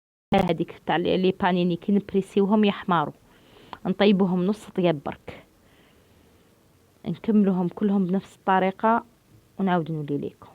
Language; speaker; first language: Arabic; native; Arabic